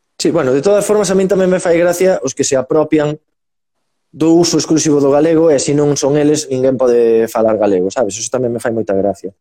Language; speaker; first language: Galician; native; Galician